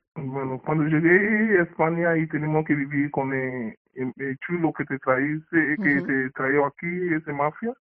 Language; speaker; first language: Spanish; non-native, fluent; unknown